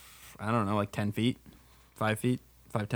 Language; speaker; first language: English; native; English